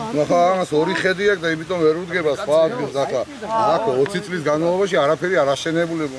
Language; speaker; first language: Georgian; native; Georgian